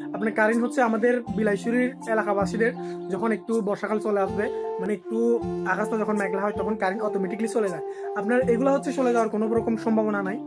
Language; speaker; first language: Bangla; native; Bangla